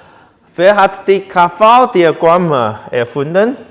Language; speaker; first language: German; non-native, learner; Chinese